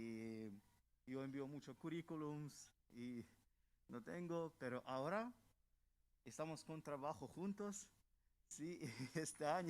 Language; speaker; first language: Spanish; non-native, learner; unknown